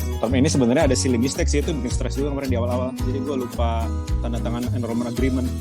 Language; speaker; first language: Indonesian; native; Indonesian